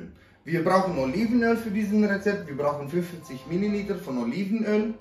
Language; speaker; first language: German; non-native, fluent; Romanian